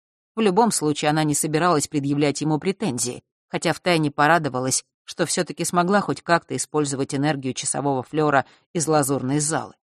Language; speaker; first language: Russian; native; Russian